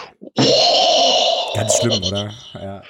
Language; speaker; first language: German; native; German